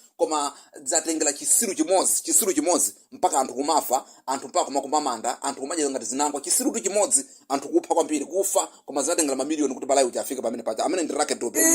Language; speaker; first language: Nyanja; non-native, local second language; Yao